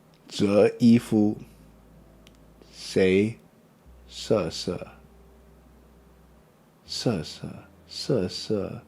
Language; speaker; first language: Chinese; non-native, learner; English